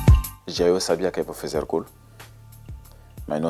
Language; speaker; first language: Portuguese; non-native, learner; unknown